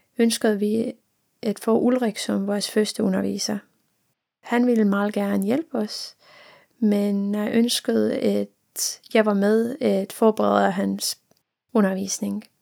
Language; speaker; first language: Danish; non-native, fluent; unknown